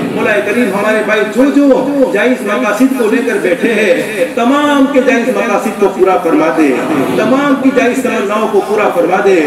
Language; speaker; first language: Hindi; non-native, local second language; Gujarati